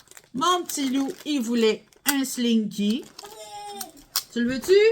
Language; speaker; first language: French; native; French